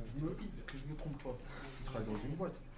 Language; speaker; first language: French; native; French